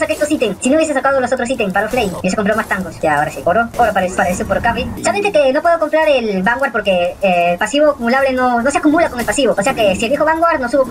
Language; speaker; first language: Spanish; native; Spanish